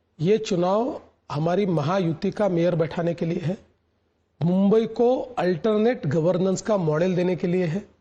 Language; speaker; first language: Hindi; non-native, local second language; Marathi